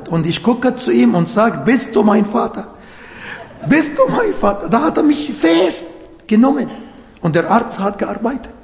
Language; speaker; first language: German; non-native, fluent; Arabic